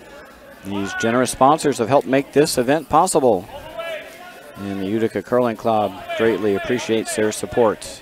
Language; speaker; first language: English; native; English